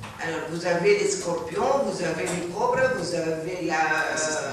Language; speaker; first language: French; non-native, fluent; Arabic